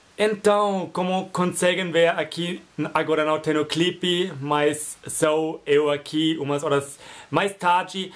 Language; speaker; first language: Portuguese; non-native, fluent; German